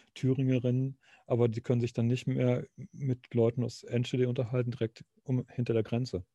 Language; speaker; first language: German; native; German